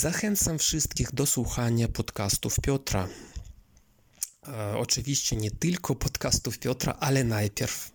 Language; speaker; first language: Polish; non-native, fluent; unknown